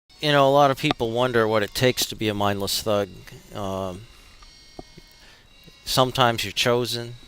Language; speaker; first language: English; native; English